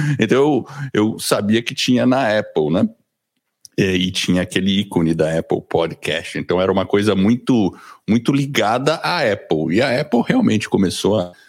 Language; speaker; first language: Portuguese; early bilingual, other home language; English